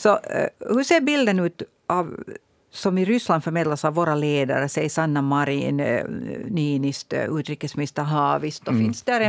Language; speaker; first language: Swedish; native; Swedish